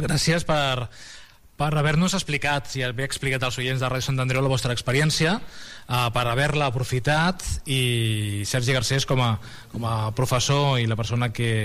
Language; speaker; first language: Catalan; native; Catalan